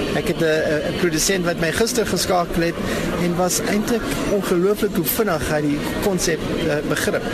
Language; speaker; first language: Afrikaans; non-native, local second language; English